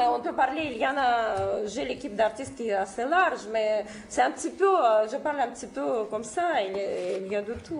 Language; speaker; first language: French; non-native, fluent; Russian